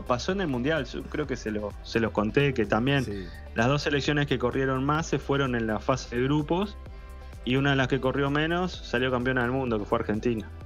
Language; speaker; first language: Spanish; native; Spanish